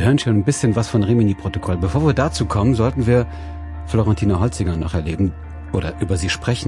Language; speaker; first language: German; native; German